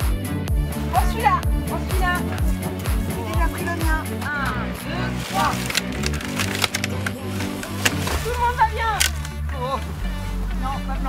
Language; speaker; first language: French; native; French